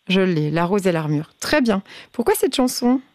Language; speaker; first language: French; native; French